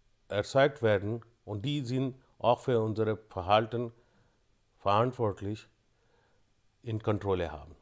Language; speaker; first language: German; non-native, fluent; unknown